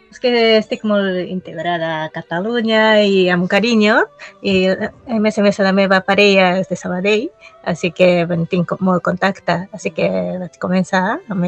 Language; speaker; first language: Catalan; non-native, fluent; Japanese